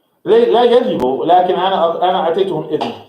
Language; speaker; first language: Arabic; non-native, fluent; English